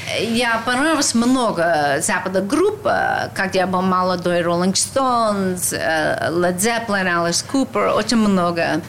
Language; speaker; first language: Russian; non-native, learner; English